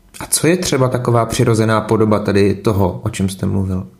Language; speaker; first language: Czech; native; Czech